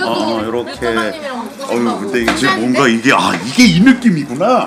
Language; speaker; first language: Korean; native; Korean